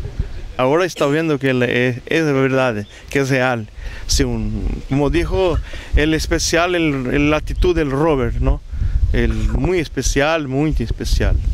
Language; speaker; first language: Spanish; non-native, learner; Portuguese